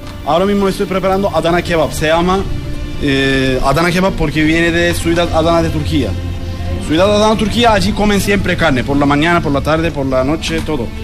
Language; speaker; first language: Spanish; non-native, fluent; Turkish